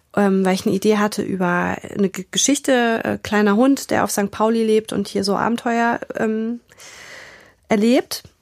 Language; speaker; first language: German; native; German